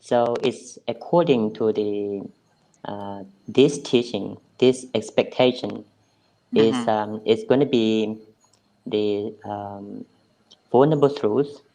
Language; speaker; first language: English; non-native, fluent; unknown